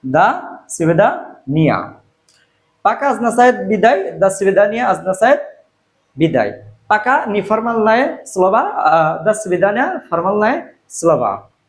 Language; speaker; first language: Russian; non-native, learner; Bangla